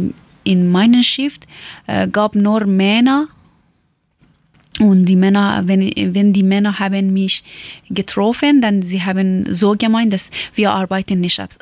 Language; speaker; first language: German; non-native, learner; Persian